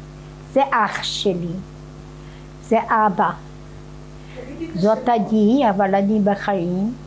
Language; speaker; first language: Hebrew; non-native, fluent; Polish